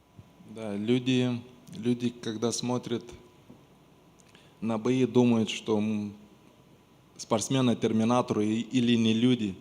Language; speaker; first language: Russian; non-native, local second language; Romanian